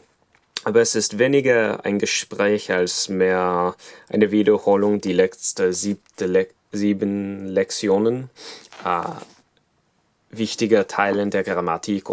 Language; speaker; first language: German; non-native, fluent; English